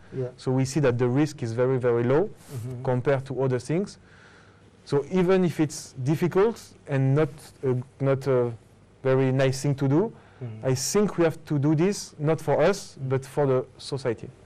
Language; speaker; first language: English; non-native, fluent; French